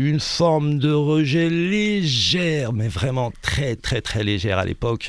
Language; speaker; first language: French; early bilingual, other home language; Arabic